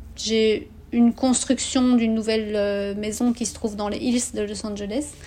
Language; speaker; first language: French; native; French